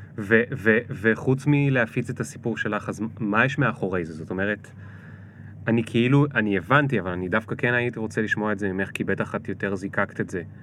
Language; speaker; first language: Hebrew; native; Hebrew